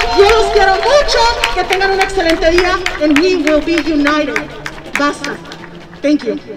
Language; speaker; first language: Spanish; early bilingual, heritage; Spanish